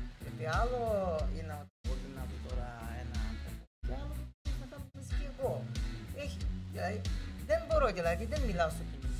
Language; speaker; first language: Greek; non-native, learner; Russian